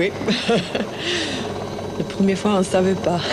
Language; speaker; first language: French; non-native, learner; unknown